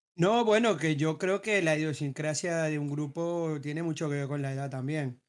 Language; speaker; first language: Spanish; native; Spanish